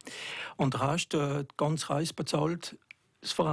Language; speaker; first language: German; non-native, local second language; French